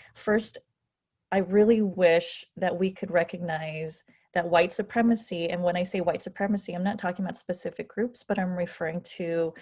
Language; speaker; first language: English; native; English